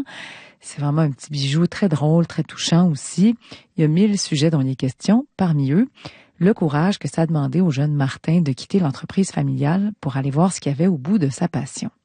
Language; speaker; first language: French; native; French